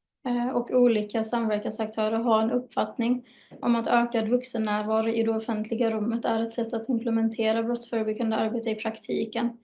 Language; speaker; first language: Swedish; native; Swedish